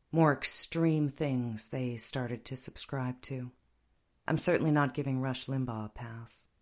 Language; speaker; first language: English; native; English